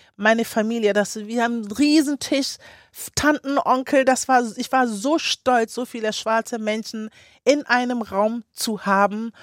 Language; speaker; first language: German; native; German